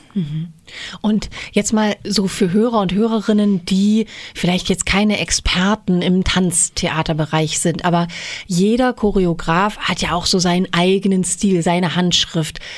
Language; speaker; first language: German; native; German